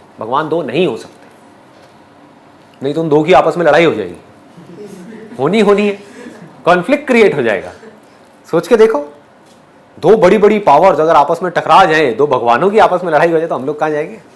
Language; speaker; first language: Hindi; native; Hindi